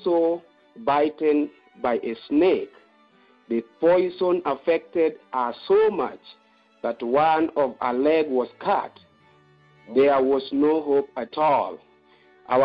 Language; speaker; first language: English; non-native, local second language; Luo (Kenya and Tanzania)